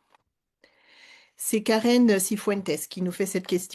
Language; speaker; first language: French; non-native, fluent; Spanish